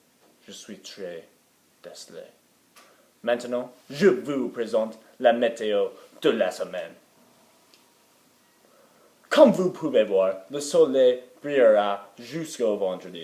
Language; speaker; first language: French; non-native, learner; English